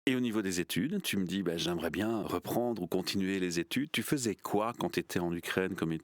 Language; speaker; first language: French; native; French